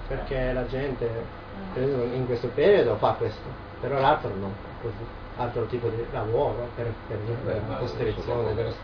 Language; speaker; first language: Italian; non-native, learner; Japanese